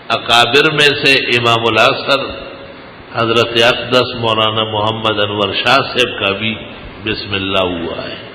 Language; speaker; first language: Urdu; non-native, local second language; Pashto